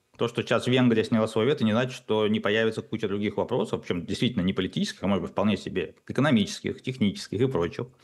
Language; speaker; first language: Russian; native; Russian